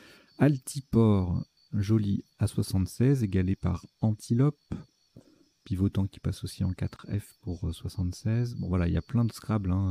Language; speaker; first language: French; native; French